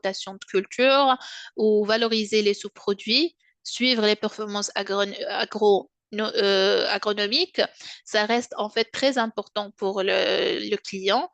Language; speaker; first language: French; non-native, local second language; Arabic